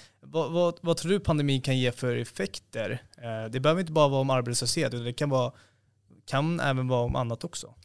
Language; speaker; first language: Swedish; native; Swedish